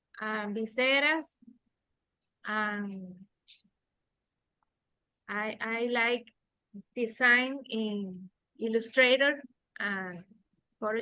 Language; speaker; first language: English; non-native, learner; Spanish